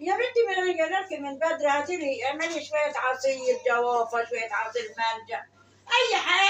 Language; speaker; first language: Arabic; native; Arabic